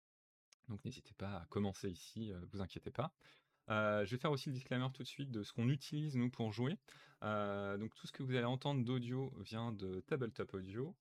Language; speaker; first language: French; native; French